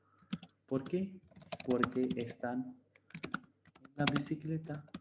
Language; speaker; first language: Spanish; non-native, fluent; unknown